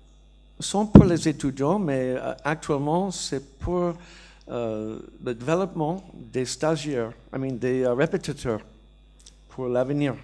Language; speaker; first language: French; non-native, learner; English